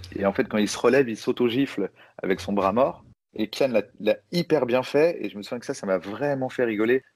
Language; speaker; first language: French; native; French